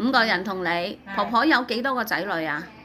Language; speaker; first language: Cantonese; native; Cantonese